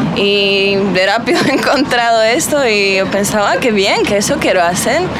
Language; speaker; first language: Spanish; non-native, fluent; Slovak